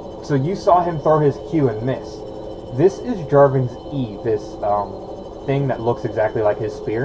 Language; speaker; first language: English; native; English